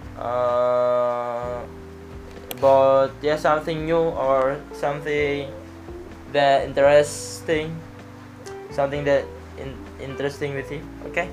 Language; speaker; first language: English; non-native, learner; Indonesian